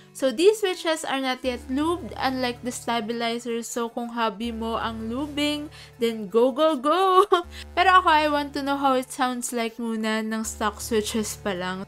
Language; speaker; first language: English; non-native, local second language; Filipino